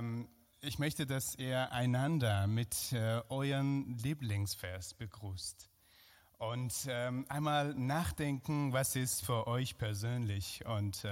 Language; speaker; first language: German; non-native, fluent; Persian